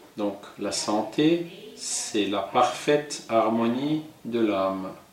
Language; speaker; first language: French; non-native, fluent; Portuguese